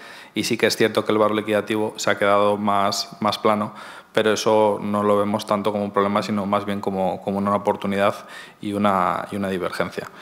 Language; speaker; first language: Spanish; native; Spanish